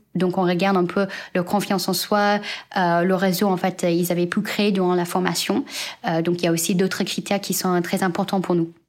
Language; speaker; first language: French; non-native, fluent; Chinese